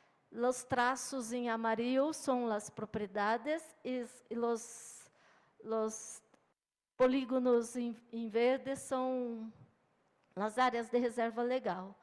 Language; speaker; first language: Portuguese; non-native, fluent; Spanish